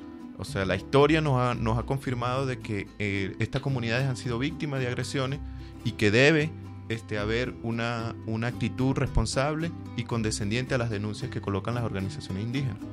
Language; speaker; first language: Spanish; native; Spanish